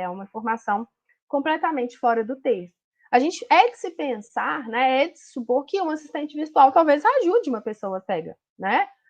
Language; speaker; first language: Portuguese; native; Portuguese